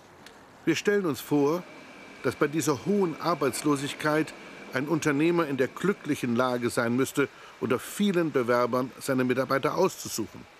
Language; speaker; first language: German; native; German